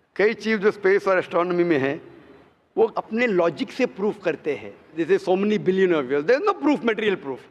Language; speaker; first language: Hindi; non-native, local second language; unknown